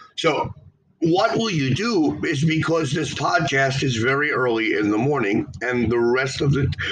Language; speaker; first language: English; native; English